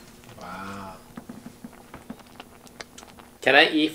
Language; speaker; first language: English; non-native, learner; Japanese